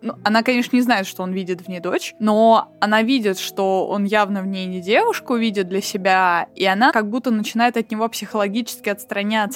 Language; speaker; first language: Russian; native; Russian